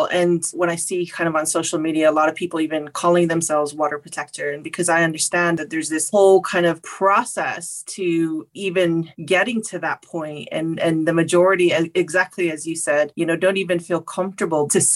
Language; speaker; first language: English; native; English